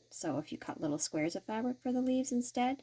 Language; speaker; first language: English; native; English